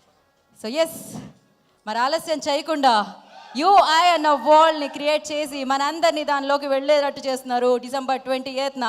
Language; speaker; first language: Telugu; native; Telugu